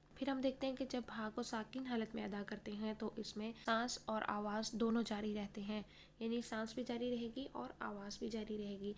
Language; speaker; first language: Urdu; native; Urdu